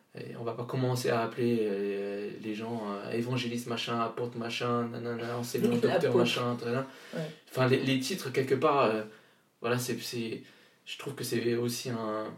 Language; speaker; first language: French; native; French